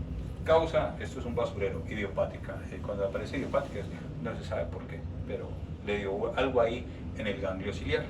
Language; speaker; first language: Spanish; native; Spanish